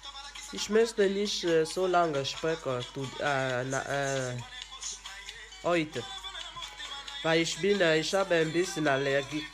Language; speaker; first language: German; non-native, learner; French